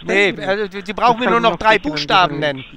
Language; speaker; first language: German; native; German